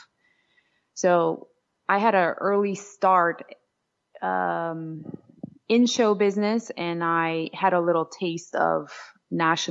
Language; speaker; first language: English; non-native, fluent; Georgian